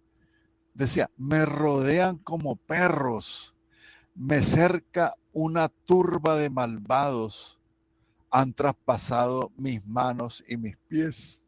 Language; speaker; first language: Spanish; native; Spanish